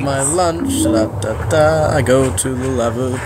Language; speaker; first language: English; native; English